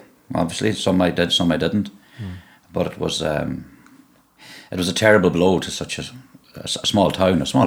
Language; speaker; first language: English; native; English